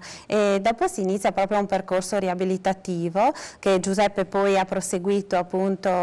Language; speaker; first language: Italian; native; Italian